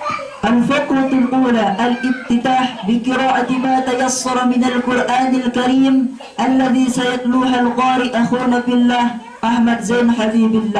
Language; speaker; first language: Arabic; non-native, fluent; Indonesian